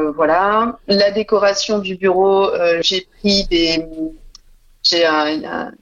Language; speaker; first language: French; native; French